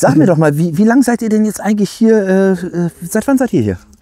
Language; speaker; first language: German; native; German